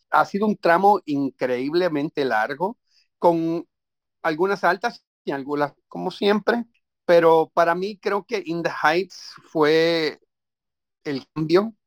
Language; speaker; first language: Spanish; native; Spanish